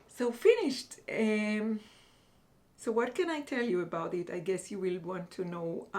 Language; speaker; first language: English; non-native, fluent; Hebrew